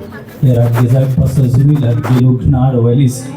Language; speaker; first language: German; non-native, fluent; Telugu